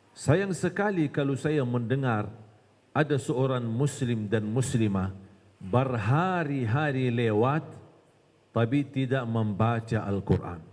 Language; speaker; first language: Malay; non-native, fluent; Arabic